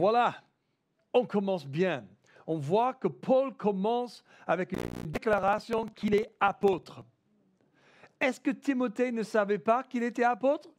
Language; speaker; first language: French; non-native, fluent; English